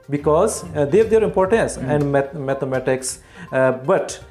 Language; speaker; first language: English; non-native, local second language; Baluchi